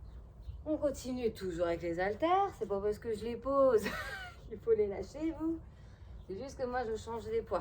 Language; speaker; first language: French; native; French